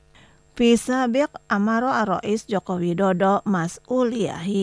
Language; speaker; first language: Arabic; non-native, learner; Indonesian